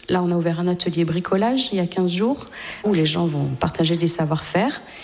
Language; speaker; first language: French; native; French